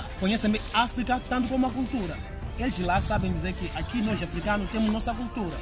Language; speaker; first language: Portuguese; non-native, local second language; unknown